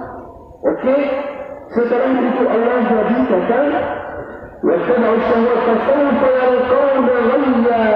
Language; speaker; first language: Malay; non-native, learner; Arabic